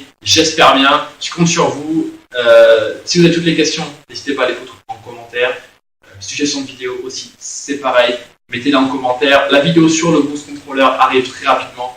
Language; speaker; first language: French; native; French